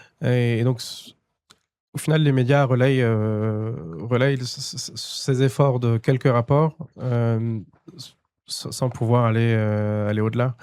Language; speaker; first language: French; non-native, fluent; Arabic